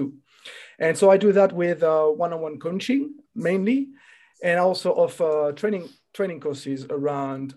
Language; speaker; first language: English; non-native, fluent; French